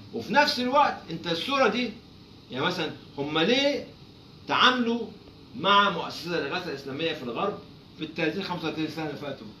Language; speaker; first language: Arabic; native; Arabic